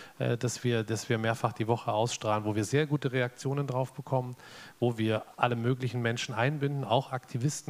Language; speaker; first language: German; native; German